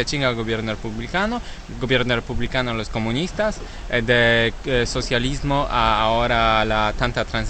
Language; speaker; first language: Spanish; non-native, learner; Polish